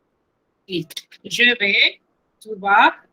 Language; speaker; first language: French; non-native, fluent; Spanish